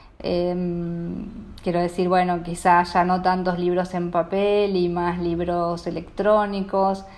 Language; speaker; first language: Spanish; native; Spanish